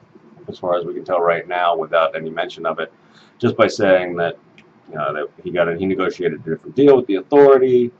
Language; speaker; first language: English; native; English